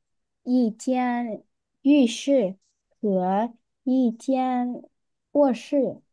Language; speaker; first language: Chinese; non-native, learner; Vietnamese